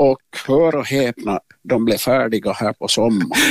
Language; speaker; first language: Swedish; native; Swedish